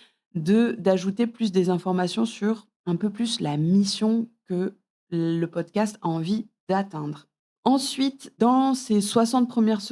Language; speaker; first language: French; native; French